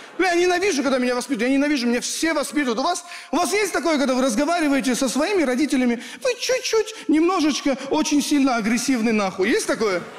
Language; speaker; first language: Russian; early bilingual, other home language; Kurdish